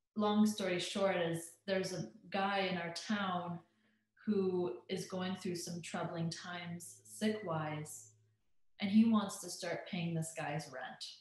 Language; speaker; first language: English; native; English